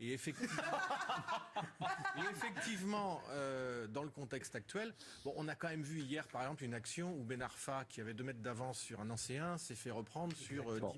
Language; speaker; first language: French; native; French